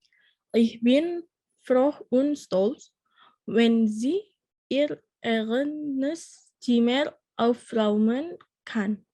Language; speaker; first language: German; non-native, learner; Indonesian